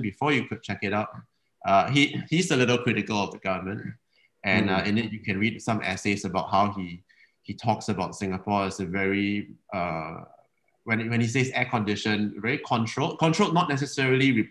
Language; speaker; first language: English; native; English